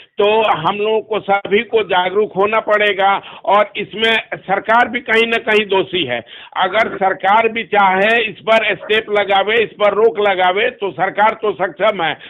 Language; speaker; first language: Hindi; non-native, local second language; Bhojpuri